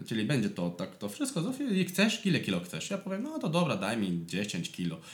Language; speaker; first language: Polish; non-native, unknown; Romanian